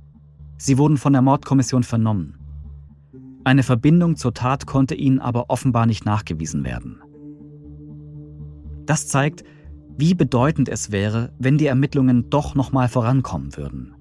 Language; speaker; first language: German; native; German